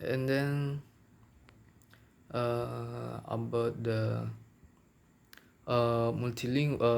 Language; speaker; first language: English; non-native, local second language; Minangkabau